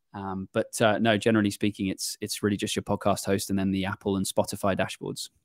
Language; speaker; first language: English; native; English